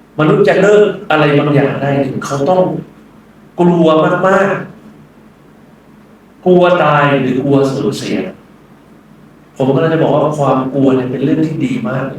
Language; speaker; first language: Thai; native; Thai